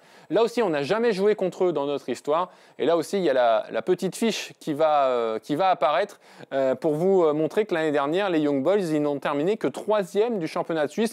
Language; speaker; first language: French; native; French